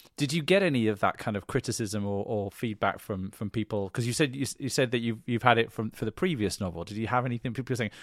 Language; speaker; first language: English; native; English